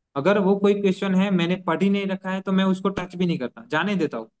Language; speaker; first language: Hindi; non-native, local second language; Gujarati